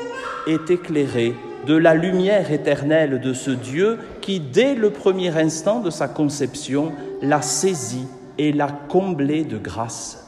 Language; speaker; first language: French; native; French